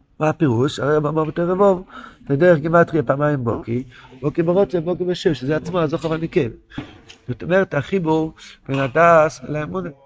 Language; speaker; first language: Hebrew; non-native, local second language; Yiddish